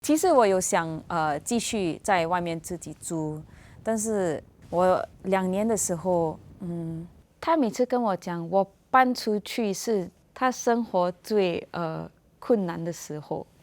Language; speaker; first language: Chinese; non-native, local second language; English